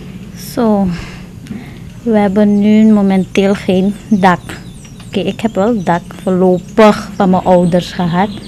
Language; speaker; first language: Dutch; non-native, local second language; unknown